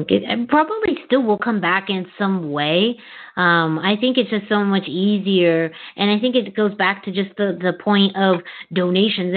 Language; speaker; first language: English; non-native, fluent; Spanish